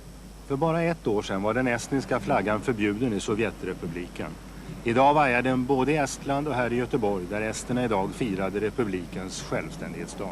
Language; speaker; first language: Swedish; native; Swedish